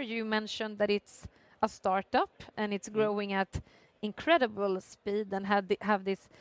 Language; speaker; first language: English; non-native, fluent; Swedish